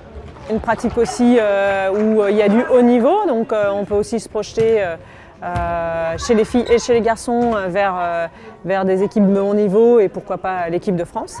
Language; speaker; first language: French; native; French